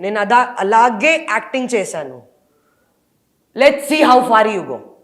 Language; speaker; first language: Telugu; non-native, local second language; Hindi